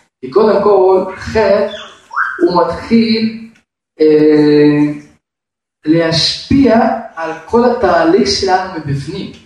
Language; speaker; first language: Hebrew; non-native, fluent; Russian